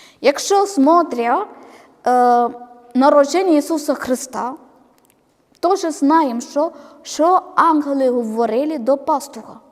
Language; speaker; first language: Ukrainian; non-native, learner; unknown